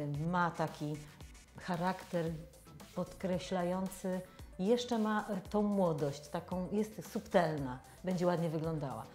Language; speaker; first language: Polish; native; Polish